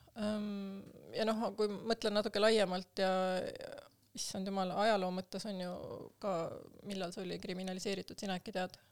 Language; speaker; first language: Estonian; native; Estonian